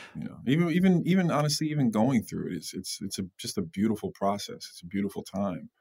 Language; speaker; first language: English; native; English